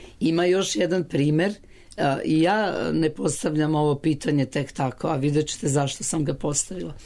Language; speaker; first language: Serbian; native; Serbian